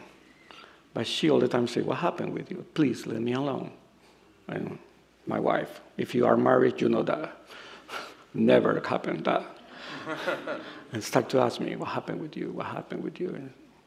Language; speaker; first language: English; non-native, learner; Spanish